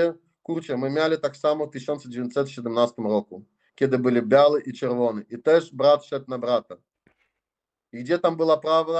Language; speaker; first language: Polish; non-native, learner; Russian